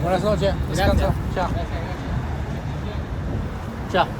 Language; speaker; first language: Spanish; non-native, learner; English